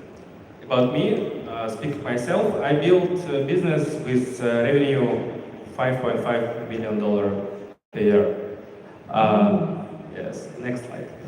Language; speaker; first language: English; non-native, learner; Russian